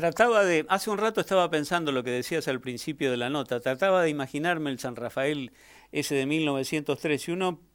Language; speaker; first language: Spanish; native; Spanish